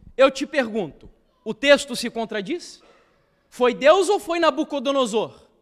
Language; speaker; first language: Portuguese; native; Portuguese